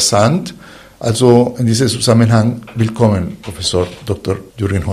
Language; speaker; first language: German; non-native, fluent; Spanish